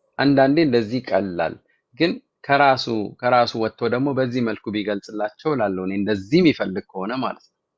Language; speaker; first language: Amharic; native; Amharic